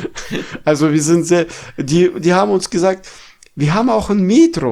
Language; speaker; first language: German; non-native, fluent; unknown